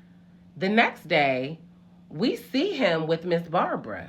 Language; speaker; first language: English; native; English